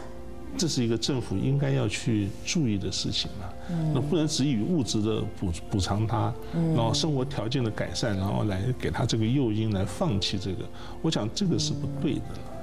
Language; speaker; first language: Chinese; native; Chinese